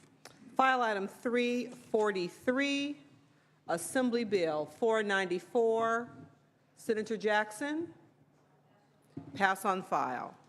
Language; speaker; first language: English; native; English